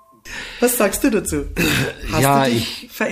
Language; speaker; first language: German; native; German